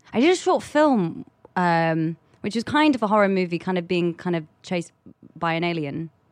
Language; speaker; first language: English; native; English